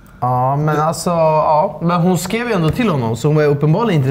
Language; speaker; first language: Swedish; native; Swedish